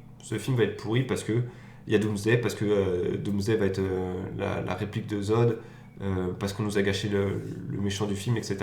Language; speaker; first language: French; native; French